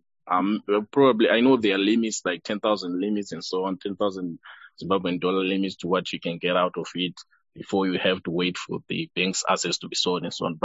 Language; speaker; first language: English; non-native, local second language; Shona